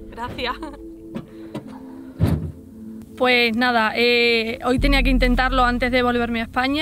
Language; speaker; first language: Spanish; native; Spanish